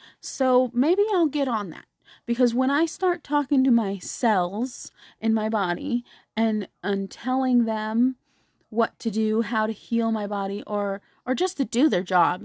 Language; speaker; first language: English; native; English